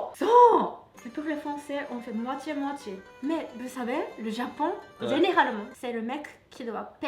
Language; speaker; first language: French; non-native, fluent; Japanese